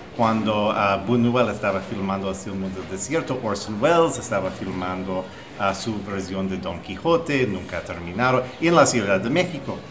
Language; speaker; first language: Spanish; non-native, fluent; English